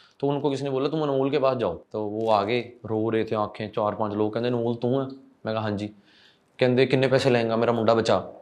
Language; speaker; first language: Hindi; non-native, local second language; Punjabi